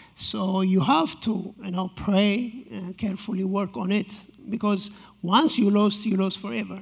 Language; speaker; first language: English; non-native, fluent; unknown